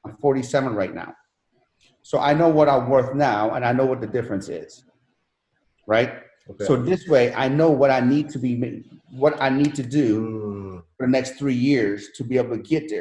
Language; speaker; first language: English; non-native, fluent; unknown